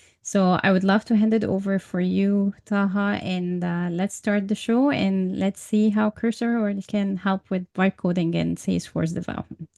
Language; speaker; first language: English; non-native, fluent; Arabic